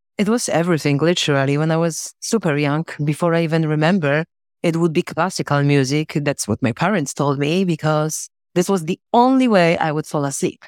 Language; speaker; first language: English; non-native, fluent; Polish